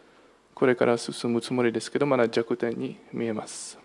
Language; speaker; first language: Japanese; non-native, fluent; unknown